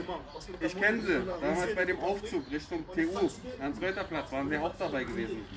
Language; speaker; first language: German; native; German